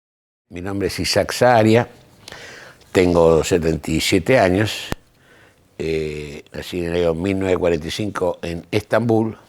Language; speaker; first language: Spanish; early bilingual, other home language; Ladino